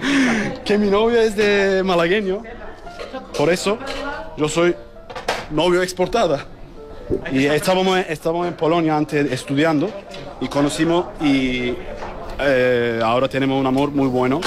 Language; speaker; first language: Spanish; non-native, learner; Turkish